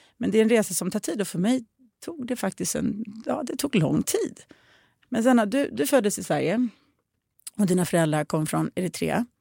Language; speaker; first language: Swedish; early bilingual, other home language; Russian